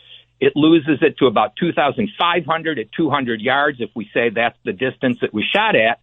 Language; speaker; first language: English; native; English